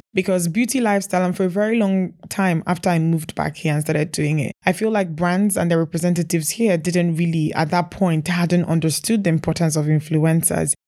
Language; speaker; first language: English; non-native, local second language; Igbo